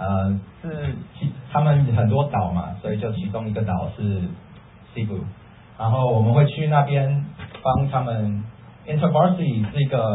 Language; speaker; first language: Chinese; early bilingual, heritage; Chinese